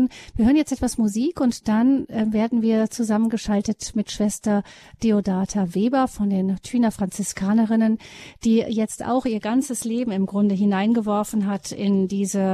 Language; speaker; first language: German; native; German